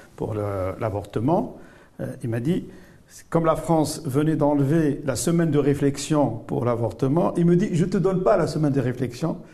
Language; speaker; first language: French; non-native, local second language; Arabic